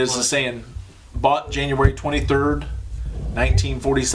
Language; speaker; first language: English; native; English